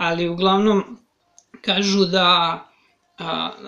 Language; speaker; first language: Serbian; native; Serbian